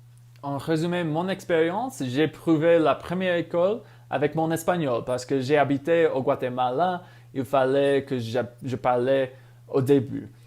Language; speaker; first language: French; non-native, fluent; English